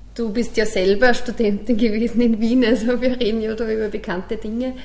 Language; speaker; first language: German; native; German